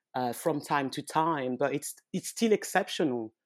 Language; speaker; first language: English; early bilingual, heritage; French